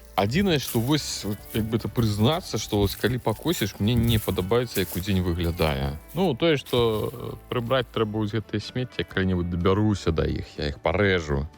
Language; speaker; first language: Belarusian; native; Belarusian